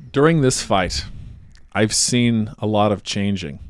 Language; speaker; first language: English; native; English